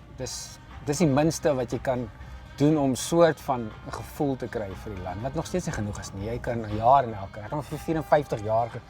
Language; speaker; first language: Afrikaans; native; Afrikaans